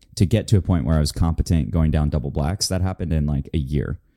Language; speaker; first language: English; native; English